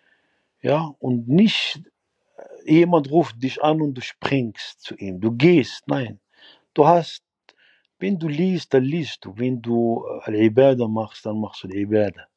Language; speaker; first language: German; non-native, fluent; Arabic